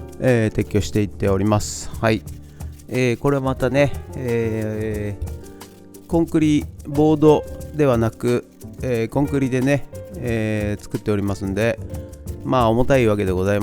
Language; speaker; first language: Japanese; native; Japanese